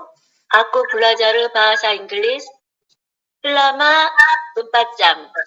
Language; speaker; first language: Indonesian; non-native, learner; Korean